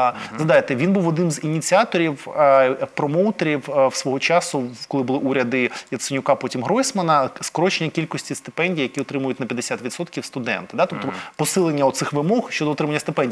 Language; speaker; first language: Ukrainian; non-native, local second language; Russian